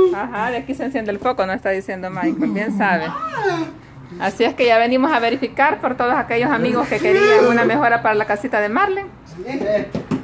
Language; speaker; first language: Spanish; native; Spanish